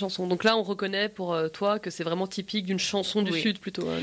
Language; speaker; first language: French; native; French